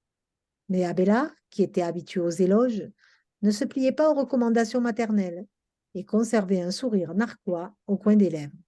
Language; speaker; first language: French; native; French